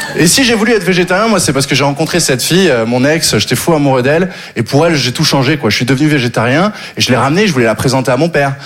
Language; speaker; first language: French; native; French